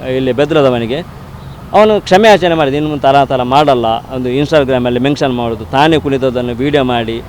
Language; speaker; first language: Kannada; non-native, local second language; Tulu